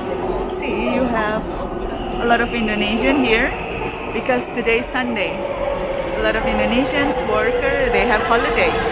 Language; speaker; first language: English; non-native, fluent; Indonesian